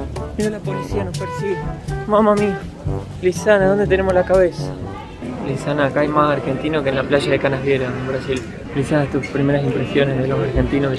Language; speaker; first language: Spanish; native; Spanish